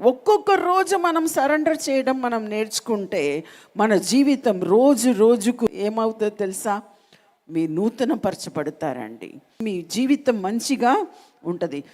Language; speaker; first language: Telugu; non-native, local second language; Malayalam